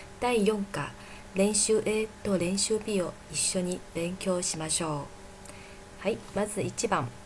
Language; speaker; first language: Japanese; non-native, fluent; Chinese